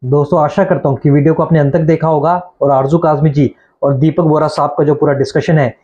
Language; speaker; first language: Hindi; native; Hindi